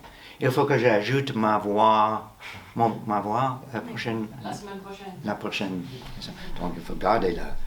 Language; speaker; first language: French; non-native, learner; English